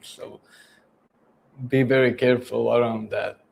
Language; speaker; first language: English; non-native, fluent; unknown